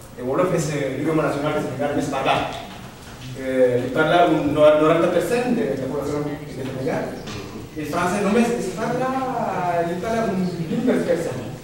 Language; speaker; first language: Catalan; non-native, learner; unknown